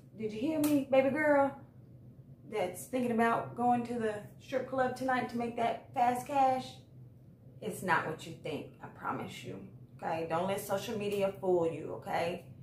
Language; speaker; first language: English; native; English